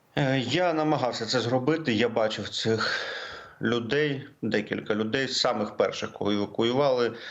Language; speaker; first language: Ukrainian; native; Ukrainian